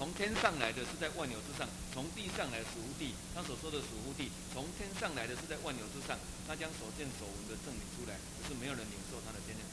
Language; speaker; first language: Chinese; native; Chinese